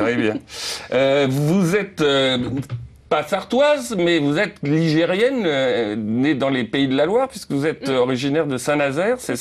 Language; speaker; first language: French; native; French